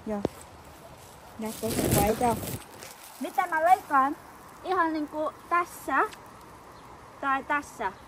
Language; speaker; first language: Finnish; non-native, learner; Vietnamese